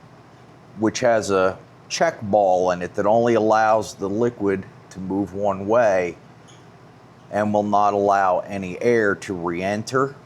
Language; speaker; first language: English; native; English